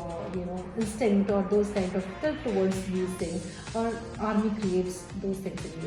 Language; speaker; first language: English; non-native, local second language; Hindi